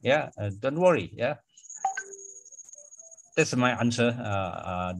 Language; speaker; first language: English; non-native, fluent; Indonesian